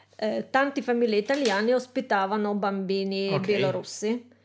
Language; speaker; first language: Italian; non-native, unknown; Russian